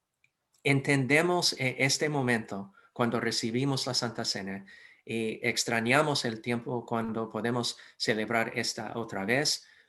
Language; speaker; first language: Spanish; non-native, fluent; English